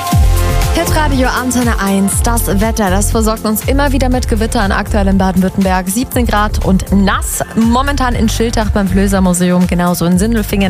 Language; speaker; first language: German; native; German